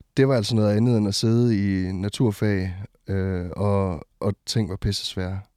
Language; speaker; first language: Danish; native; Danish